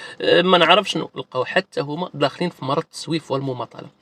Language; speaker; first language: Arabic; native; Arabic